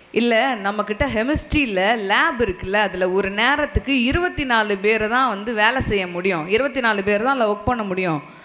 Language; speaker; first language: Tamil; non-native, local second language; Telugu